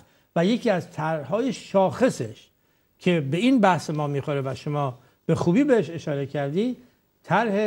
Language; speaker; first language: Persian; native; Persian